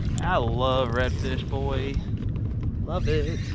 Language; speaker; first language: English; native; English